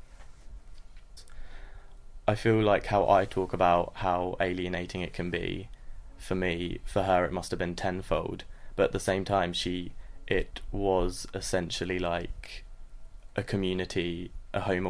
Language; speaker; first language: English; native; English